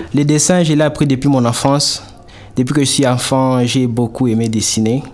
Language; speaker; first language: French; non-native, local second language; Swahili